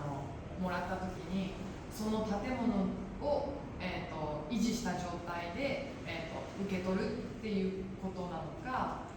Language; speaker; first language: Japanese; native; Japanese